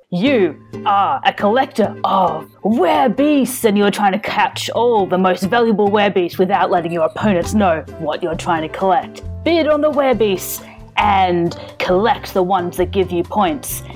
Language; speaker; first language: English; native; English